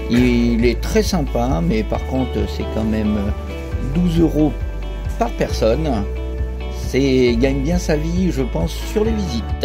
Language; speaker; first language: French; native; French